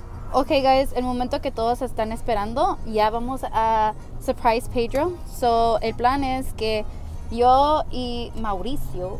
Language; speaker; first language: Spanish; early bilingual, heritage; Spanish